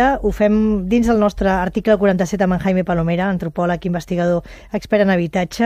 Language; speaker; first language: Catalan; native; Catalan